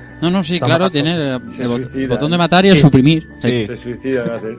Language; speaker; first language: Spanish; native; Spanish